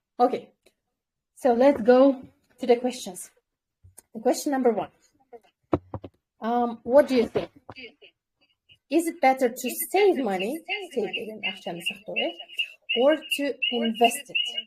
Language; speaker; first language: English; non-native, fluent; Kyrgyz